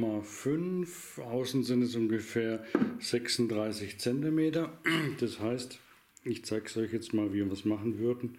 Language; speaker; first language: German; native; German